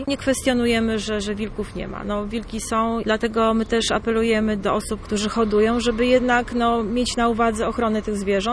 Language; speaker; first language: Polish; native; Polish